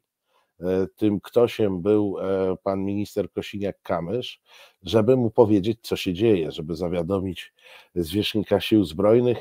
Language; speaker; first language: Polish; native; Polish